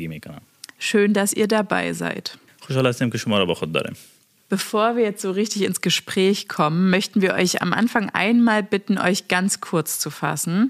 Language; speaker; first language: German; native; German